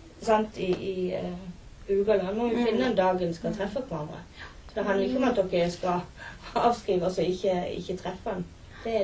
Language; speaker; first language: Norwegian; native; Norwegian